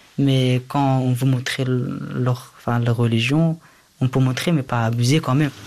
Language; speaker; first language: French; early bilingual, other home language; Persian